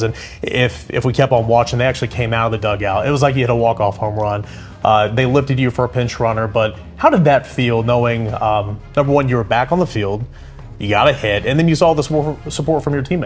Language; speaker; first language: English; native; English